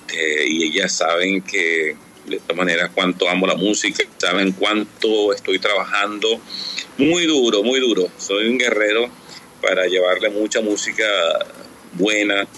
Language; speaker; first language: Spanish; native; Spanish